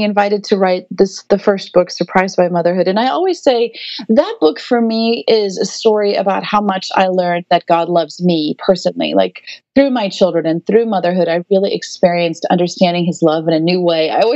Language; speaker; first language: English; native; English